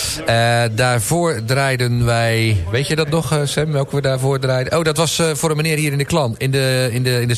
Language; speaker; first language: Dutch; native; Dutch